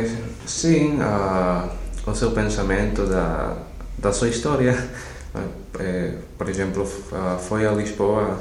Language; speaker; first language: Portuguese; non-native, learner; Spanish